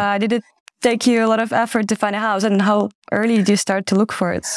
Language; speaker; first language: English; non-native, fluent; Ukrainian